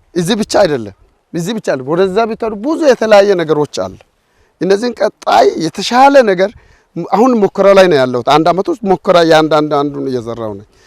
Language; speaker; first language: Amharic; non-native, local second language; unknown